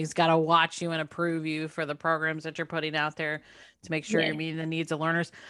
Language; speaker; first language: English; native; English